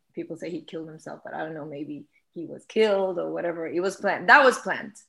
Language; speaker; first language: English; non-native, fluent; Hebrew